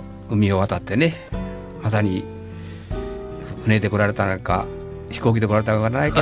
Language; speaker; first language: Japanese; native; Japanese